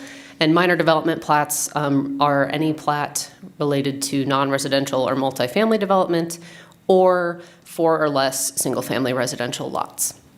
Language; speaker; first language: English; native; English